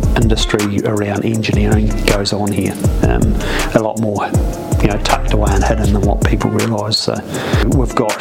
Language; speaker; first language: English; native; English